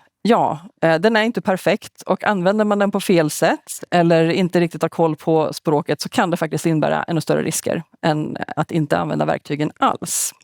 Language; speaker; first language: Swedish; native; Swedish